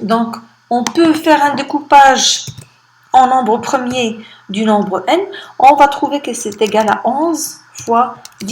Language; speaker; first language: French; non-native, local second language; Arabic